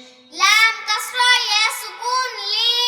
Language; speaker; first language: Arabic; non-native, learner; Bangla